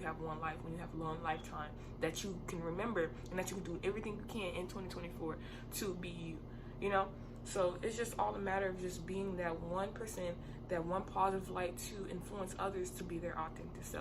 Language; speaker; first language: English; native; English